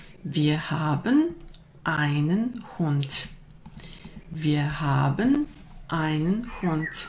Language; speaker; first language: German; non-native, fluent; Croatian